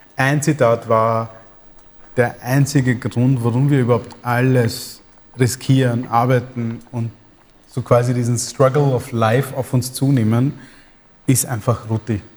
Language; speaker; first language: German; early bilingual, other home language; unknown